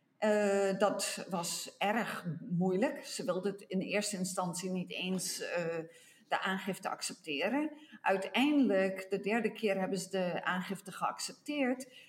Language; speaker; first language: Dutch; native; Dutch